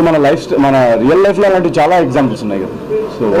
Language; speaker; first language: Telugu; native; Telugu